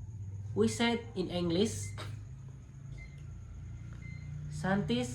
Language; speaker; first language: English; non-native, local second language; Indonesian